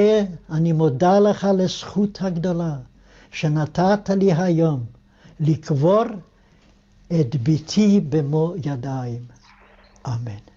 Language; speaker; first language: Hebrew; non-native, fluent; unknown